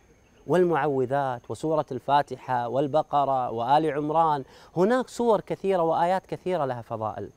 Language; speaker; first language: Arabic; native; Arabic